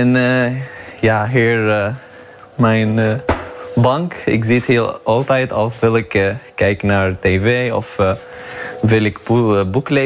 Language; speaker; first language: Dutch; non-native, learner; Arabic